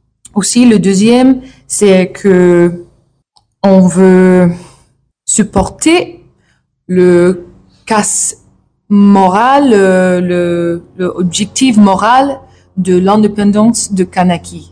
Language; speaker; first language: French; non-native, learner; English